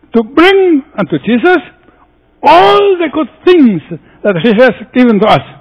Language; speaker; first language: English; non-native, fluent; Spanish